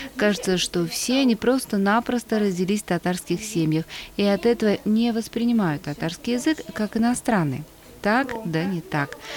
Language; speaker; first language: Russian; native; Russian